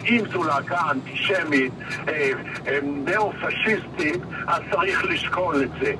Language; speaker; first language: Hebrew; non-native, fluent; Russian